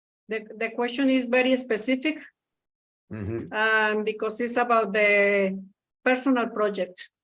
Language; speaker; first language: English; non-native, learner; Spanish